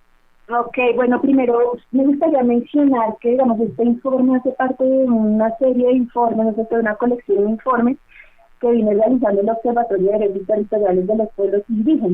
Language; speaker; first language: Spanish; native; Spanish